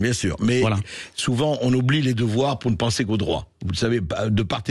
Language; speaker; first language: French; native; French